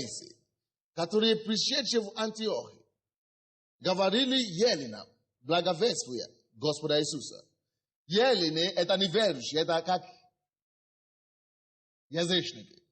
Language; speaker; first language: Russian; non-native, fluent; Yoruba